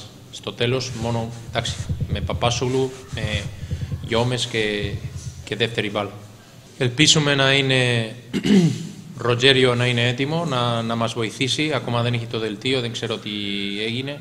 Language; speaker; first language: Greek; non-native, learner; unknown